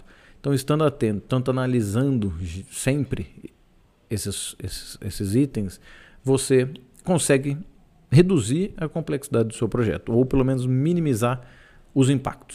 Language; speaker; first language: Portuguese; native; Portuguese